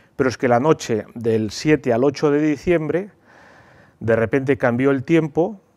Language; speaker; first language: Spanish; native; Spanish